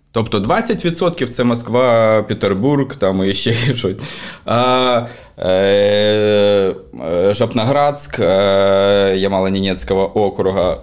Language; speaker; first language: Ukrainian; non-native, local second language; Russian